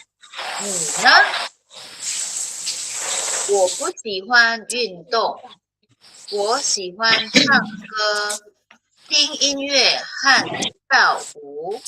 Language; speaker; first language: Chinese; non-native, fluent; Filipino